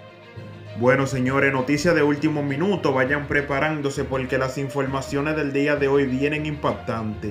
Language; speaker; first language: Spanish; native; Spanish